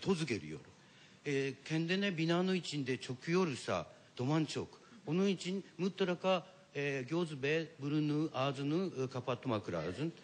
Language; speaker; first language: Turkish; non-native, learner; Japanese